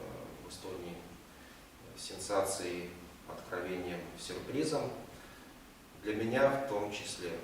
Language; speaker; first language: Russian; native; Russian